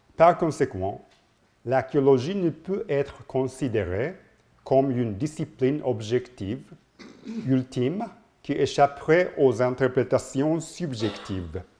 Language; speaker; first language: French; non-native, learner; Japanese